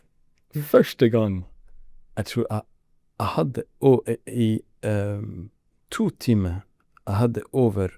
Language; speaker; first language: Norwegian; non-native, learner; Arabic